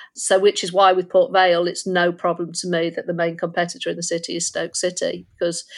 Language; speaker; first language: English; native; English